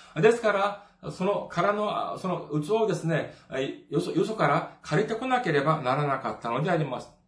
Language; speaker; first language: Japanese; non-native, fluent; Korean